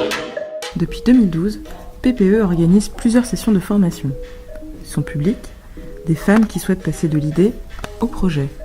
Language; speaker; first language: French; native; French